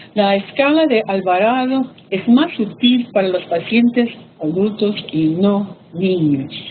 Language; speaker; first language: Spanish; early bilingual, heritage; Spanish